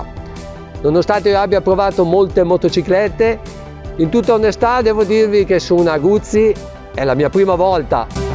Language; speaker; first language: Italian; native; Italian